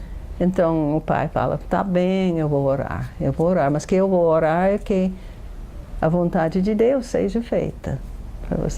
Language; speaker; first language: Portuguese; non-native, fluent; English